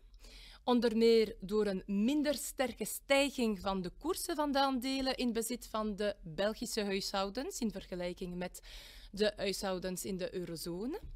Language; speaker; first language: Dutch; non-native, local second language; French